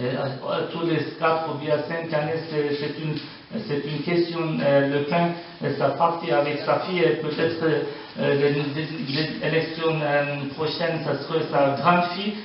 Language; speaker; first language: French; non-native, learner; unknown